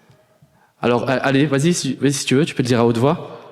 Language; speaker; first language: French; native; French